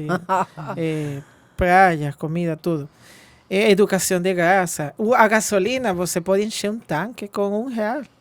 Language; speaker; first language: Portuguese; non-native, fluent; Spanish